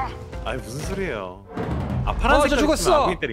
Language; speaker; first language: Korean; native; Korean